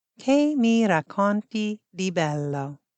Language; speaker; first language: Italian; non-native, fluent; English